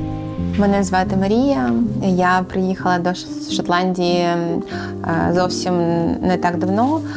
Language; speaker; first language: Ukrainian; native; Ukrainian